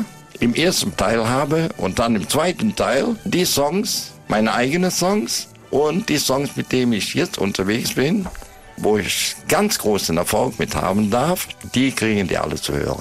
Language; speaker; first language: German; native; German